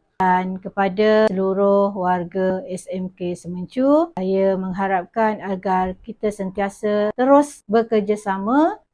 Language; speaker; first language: Malay; native; Malay